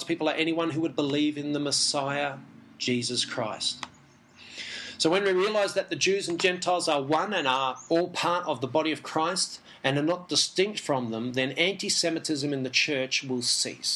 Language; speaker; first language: English; native; English